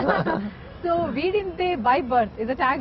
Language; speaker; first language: Telugu; native; Telugu